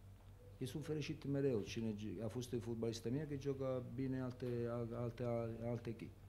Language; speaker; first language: Romanian; non-native, learner; Italian